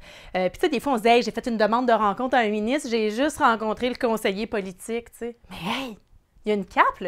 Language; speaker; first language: French; native; French